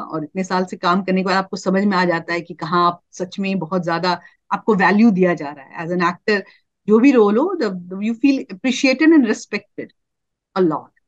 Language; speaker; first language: Hindi; native; Hindi